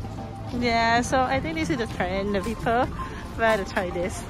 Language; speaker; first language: English; non-native, learner; Thai